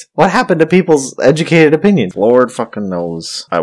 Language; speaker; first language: English; native; English